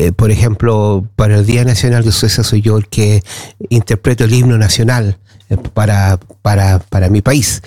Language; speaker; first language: Spanish; native; Spanish